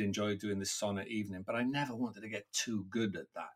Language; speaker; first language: English; non-native, local second language; Welsh